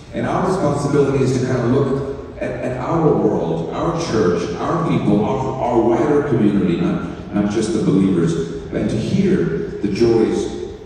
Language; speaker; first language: English; early bilingual, other home language; Spanish